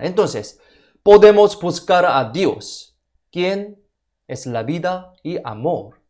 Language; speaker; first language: Spanish; non-native, fluent; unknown